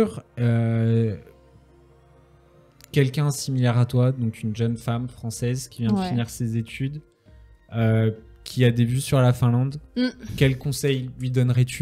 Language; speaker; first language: French; native; French